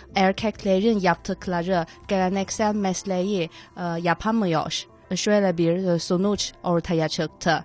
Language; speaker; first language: Turkish; non-native, learner; Chinese